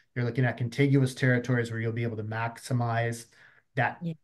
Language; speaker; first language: English; native; English